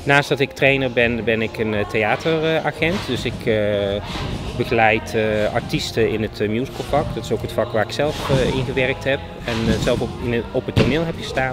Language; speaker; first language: Dutch; native; Dutch